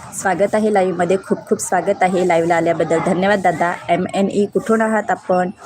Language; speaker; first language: Hindi; non-native, local second language; Marathi